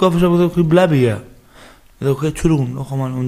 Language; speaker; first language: German; non-native, learner; Persian